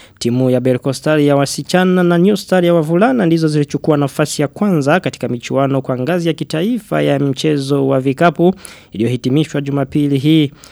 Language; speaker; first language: Swahili; non-native, local second language; Rundi